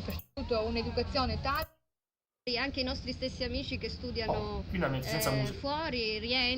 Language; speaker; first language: Italian; native; Italian